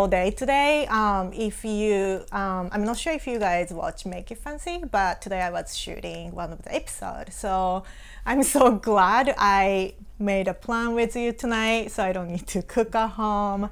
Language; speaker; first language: English; non-native, fluent; Japanese